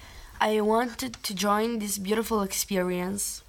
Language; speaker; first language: English; non-native, learner; Italian